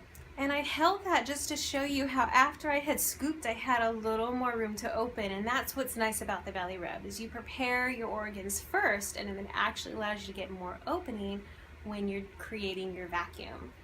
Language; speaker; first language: English; native; English